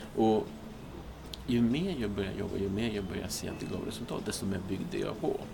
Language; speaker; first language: Swedish; early bilingual, other home language; Spanish